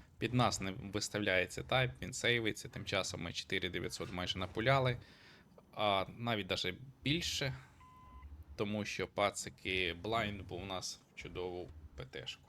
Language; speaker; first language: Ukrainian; non-native, local second language; Russian